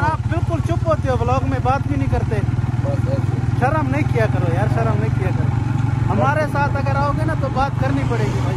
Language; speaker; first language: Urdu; non-native, local second language; Saraiki